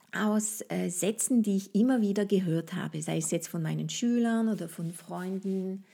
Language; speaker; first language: German; non-native, fluent; French